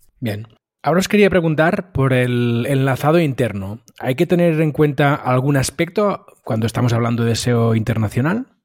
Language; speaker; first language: Spanish; non-native, local second language; Catalan